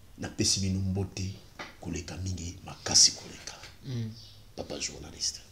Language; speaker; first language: Lingala; non-native, local second language; Kongo